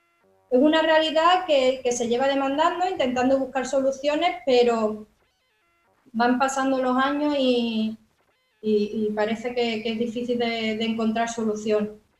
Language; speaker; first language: Spanish; native; Spanish